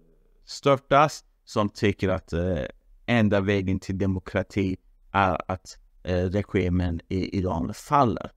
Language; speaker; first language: Swedish; non-native, fluent; Persian